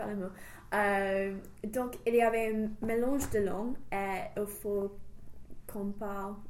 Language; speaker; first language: French; non-native, fluent; English